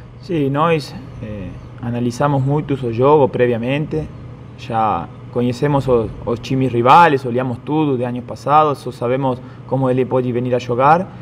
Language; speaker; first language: Portuguese; non-native, fluent; Spanish